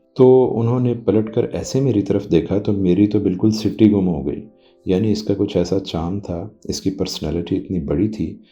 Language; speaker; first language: Urdu; non-native, local second language; Punjabi